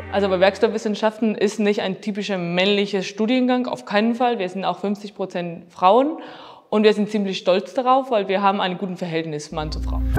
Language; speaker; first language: German; non-native, fluent; Spanish